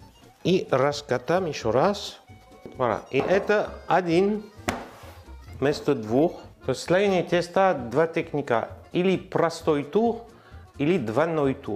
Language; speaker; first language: Russian; non-native, learner; French